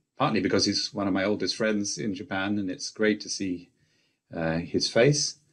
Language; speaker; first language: English; native; English